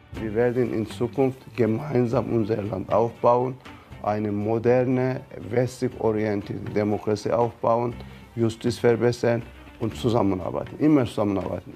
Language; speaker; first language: German; non-native, fluent; Turkish